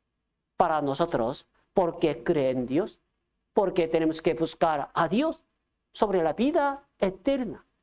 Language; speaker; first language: Spanish; non-native, fluent; Korean